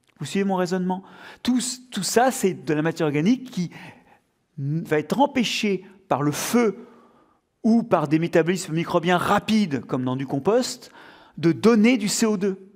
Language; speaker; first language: French; native; French